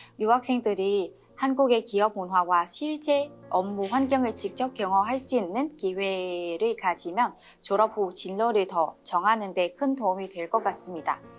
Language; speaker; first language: Korean; non-native, learner; Vietnamese